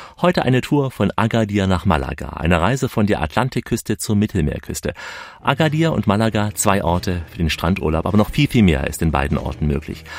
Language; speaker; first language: German; native; German